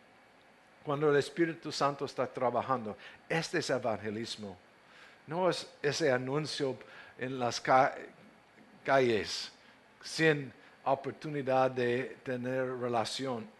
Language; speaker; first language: Spanish; non-native, fluent; English